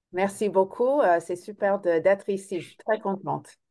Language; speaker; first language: French; non-native, fluent; English